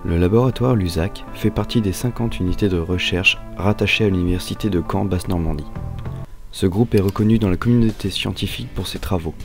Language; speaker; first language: French; native; French